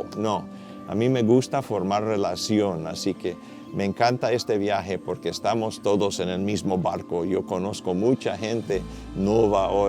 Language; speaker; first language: Spanish; non-native, fluent; Portuguese